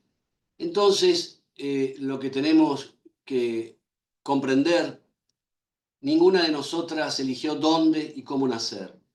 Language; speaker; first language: Spanish; native; Spanish